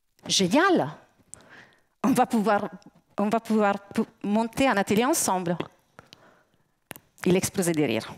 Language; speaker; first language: French; native; French